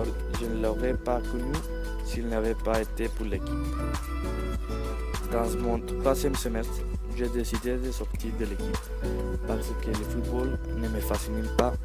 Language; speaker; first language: French; non-native, learner; Spanish